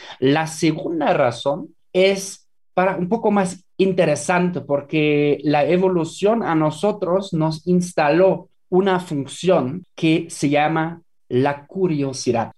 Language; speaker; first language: Spanish; non-native, fluent; German